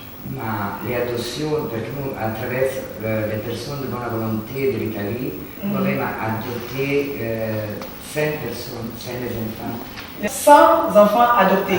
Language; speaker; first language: French; non-native, learner; Italian